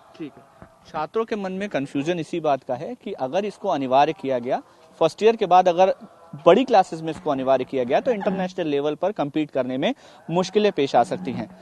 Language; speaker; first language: Hindi; native; Hindi